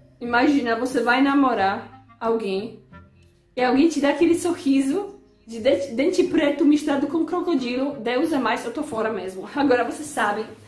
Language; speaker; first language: Portuguese; non-native, fluent; Polish